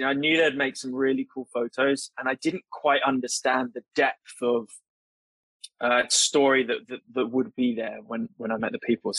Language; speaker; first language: English; native; English